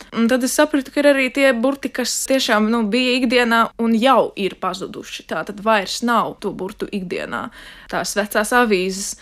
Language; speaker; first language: Latvian; non-native, local second language; Russian